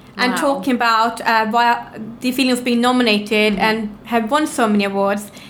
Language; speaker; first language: English; non-native, fluent; Norwegian